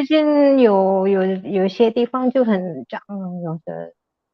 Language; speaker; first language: Chinese; non-native, learner; Indonesian